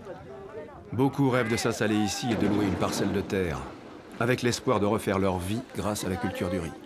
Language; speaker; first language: French; native; French